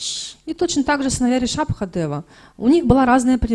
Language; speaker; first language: Russian; native; Russian